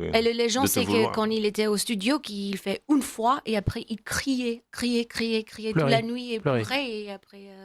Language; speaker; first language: French; non-native, learner; English